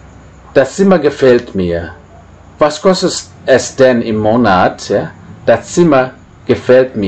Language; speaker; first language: German; non-native, fluent; Indonesian